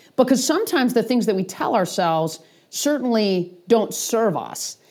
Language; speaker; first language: English; native; English